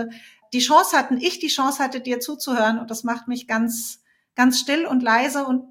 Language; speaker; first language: German; native; German